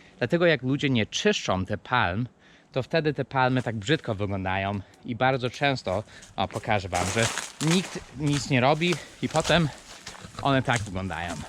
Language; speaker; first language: Polish; non-native, fluent; English